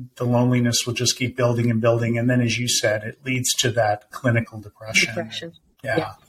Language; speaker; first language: English; native; English